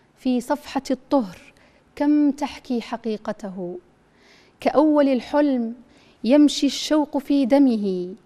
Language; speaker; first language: Arabic; native; Arabic